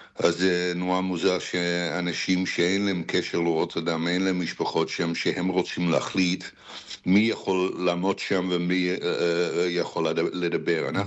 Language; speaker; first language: Hebrew; non-native, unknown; Dutch